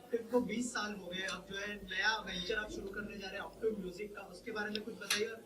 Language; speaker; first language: Hindi; native; Hindi